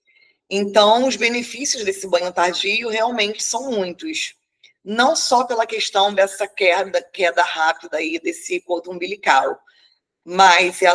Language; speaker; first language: Portuguese; native; Portuguese